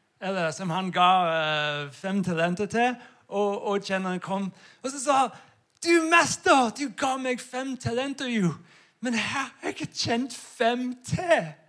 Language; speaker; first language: Norwegian; non-native, fluent; English